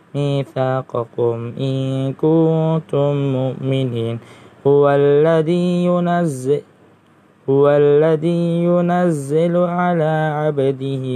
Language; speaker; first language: Arabic; non-native, learner; Indonesian